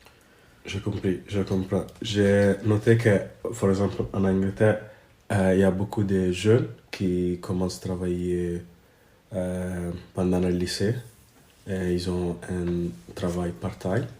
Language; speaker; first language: French; non-native, learner; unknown